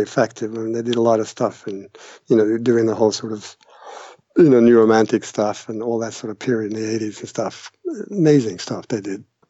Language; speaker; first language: English; non-native, fluent; Norwegian